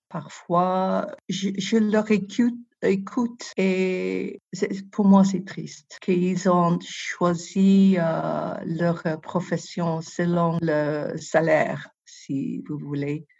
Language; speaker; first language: French; non-native, fluent; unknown